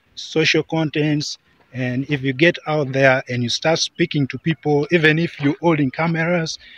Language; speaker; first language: English; non-native, local second language; Acoli